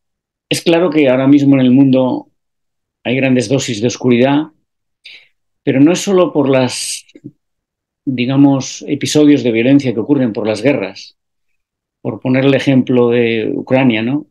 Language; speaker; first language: Spanish; native; Spanish